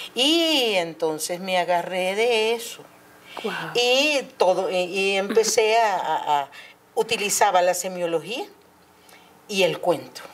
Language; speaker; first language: Spanish; native; Spanish